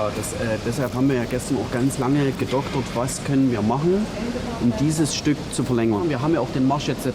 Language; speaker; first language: German; native; German